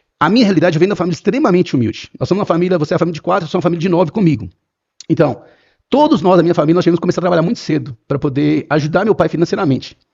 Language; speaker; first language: Portuguese; native; Portuguese